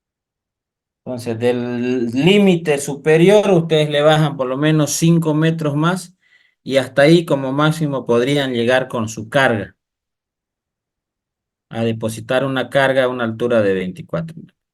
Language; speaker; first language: Spanish; native; Spanish